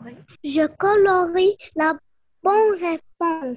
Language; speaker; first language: French; non-native, learner; Arabic